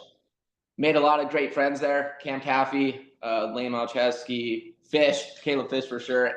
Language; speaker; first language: English; native; English